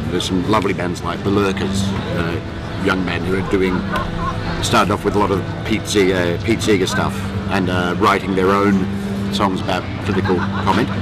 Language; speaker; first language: English; native; English